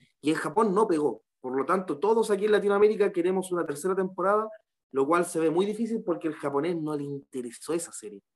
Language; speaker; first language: Spanish; native; Spanish